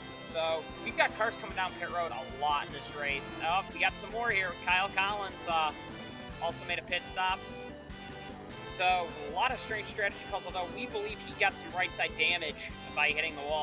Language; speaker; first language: English; native; English